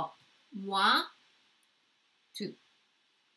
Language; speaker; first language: French; non-native, learner; English